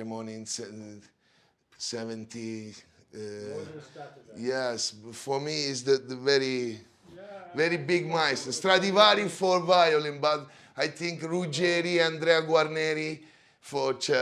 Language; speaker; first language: English; non-native, learner; Italian